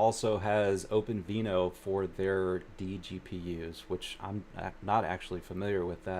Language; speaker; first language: English; native; English